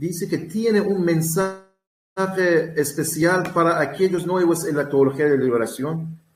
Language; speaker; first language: Spanish; non-native, learner; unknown